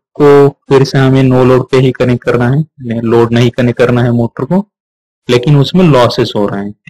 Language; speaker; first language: Hindi; non-native, local second language; Marathi